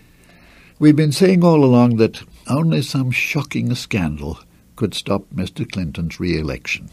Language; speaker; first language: English; native; English